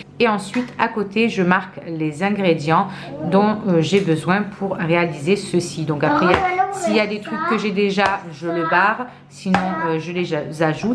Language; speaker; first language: French; native; French